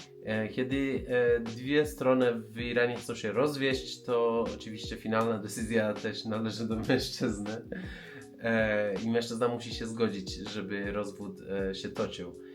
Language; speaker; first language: Polish; non-native, fluent; Persian